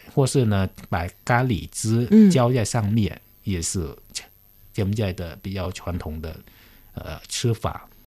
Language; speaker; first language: Chinese; early bilingual, heritage; Chinese